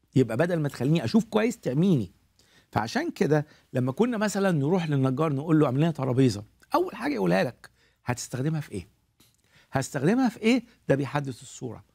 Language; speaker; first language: Arabic; native; Arabic